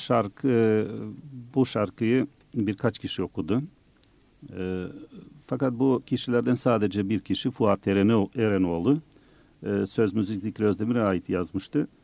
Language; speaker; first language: Turkish; early bilingual, other home language; Bosnian